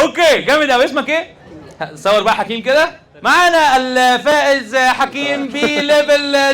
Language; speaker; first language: Arabic; native; Arabic